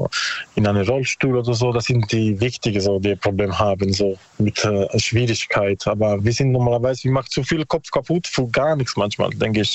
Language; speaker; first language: German; non-native, learner; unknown